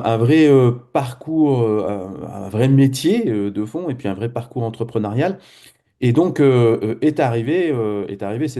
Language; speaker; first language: French; native; French